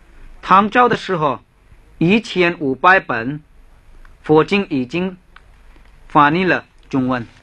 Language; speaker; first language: Chinese; non-native, fluent; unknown